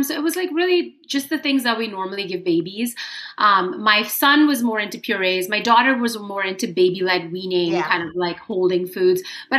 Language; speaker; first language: English; non-native, local second language; Hindi